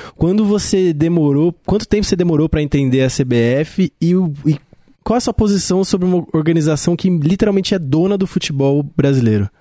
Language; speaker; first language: Portuguese; native; Portuguese